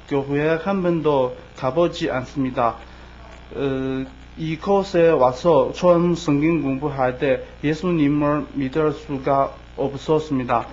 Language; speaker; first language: Korean; non-native, learner; Chinese